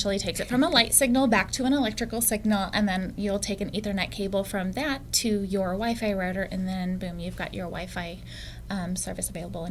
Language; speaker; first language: English; native; English